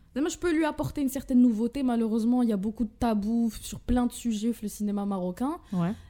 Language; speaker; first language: French; early bilingual, other home language; Arabic